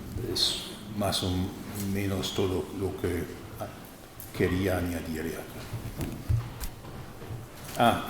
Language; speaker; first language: Spanish; non-native, fluent; German